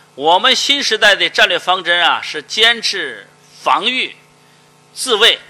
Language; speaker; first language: Chinese; native; Chinese